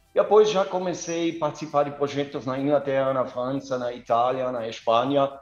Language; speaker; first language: Portuguese; non-native, fluent; German